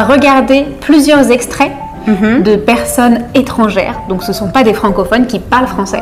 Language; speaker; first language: French; native; French